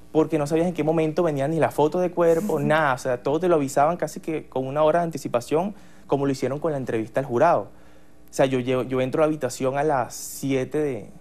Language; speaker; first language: Spanish; native; Spanish